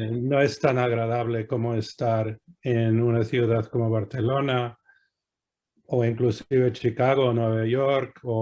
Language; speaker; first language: Spanish; non-native, fluent; English